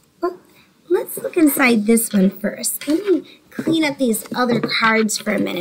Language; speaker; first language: English; native; English